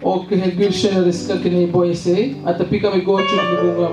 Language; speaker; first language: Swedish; non-native, learner; Swahili